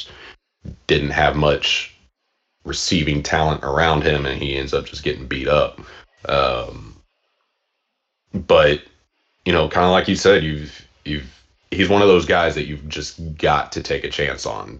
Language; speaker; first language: English; native; English